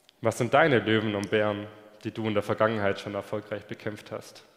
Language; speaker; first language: German; native; German